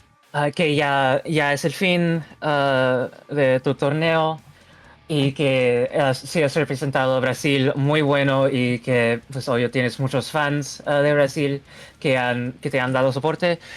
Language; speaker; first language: Spanish; non-native, fluent; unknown